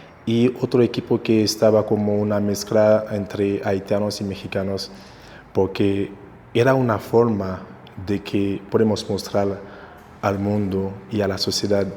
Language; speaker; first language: Spanish; non-native, local second language; Haitian Creole